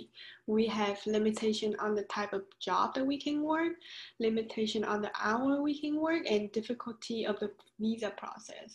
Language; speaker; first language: English; non-native, fluent; Vietnamese